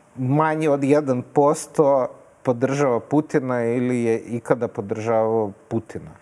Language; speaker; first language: Serbian; non-native, fluent; Russian